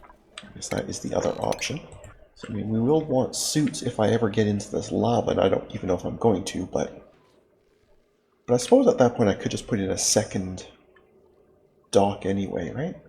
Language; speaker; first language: English; native; English